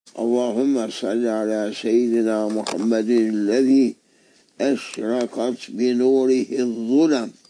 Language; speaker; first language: Arabic; non-native, fluent; Turkish